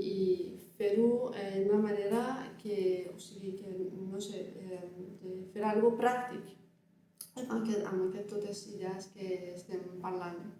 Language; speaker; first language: Catalan; non-native, learner; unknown